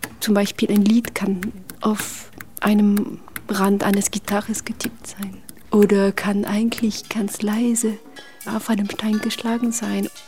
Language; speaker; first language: German; non-native, fluent; French